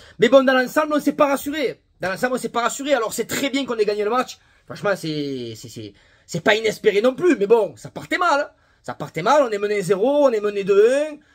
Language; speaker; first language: French; native; French